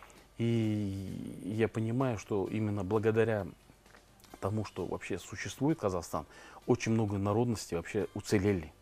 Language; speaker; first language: Russian; native; Russian